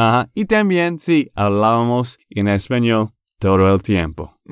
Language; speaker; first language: Spanish; non-native, fluent; English